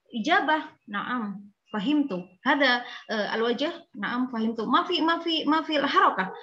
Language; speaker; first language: Arabic; non-native, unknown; Indonesian